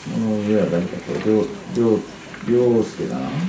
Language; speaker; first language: Japanese; native; Japanese